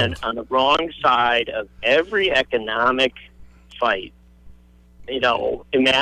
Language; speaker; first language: English; native; English